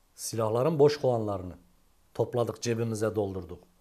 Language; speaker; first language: Turkish; native; Turkish